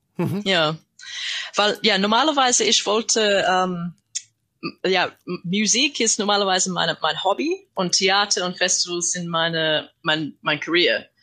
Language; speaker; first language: German; non-native, learner; English